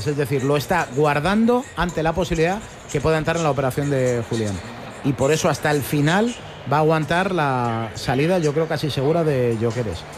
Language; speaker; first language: Spanish; native; Spanish